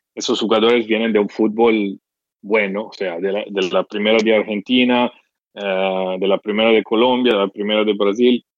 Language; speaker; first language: Spanish; non-native, fluent; English